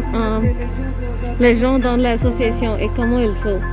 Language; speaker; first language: French; non-native, learner; Marathi